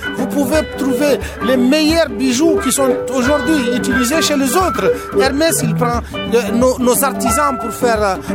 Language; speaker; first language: French; non-native, local second language; Tamasheq